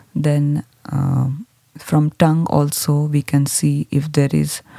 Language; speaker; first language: English; non-native, local second language; Marathi